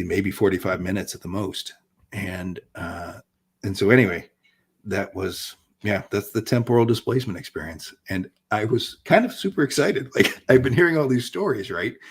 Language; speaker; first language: English; native; English